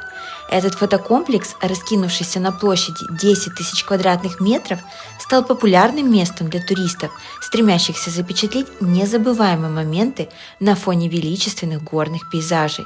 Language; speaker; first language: Russian; native; Russian